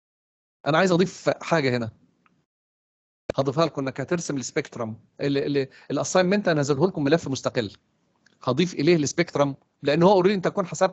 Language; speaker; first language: Arabic; native; Arabic